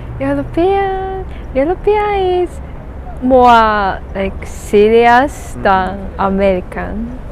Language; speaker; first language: English; non-native, learner; Japanese